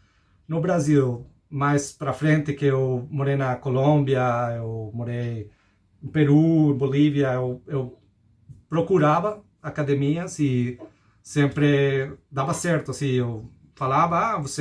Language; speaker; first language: Portuguese; non-native, fluent; Spanish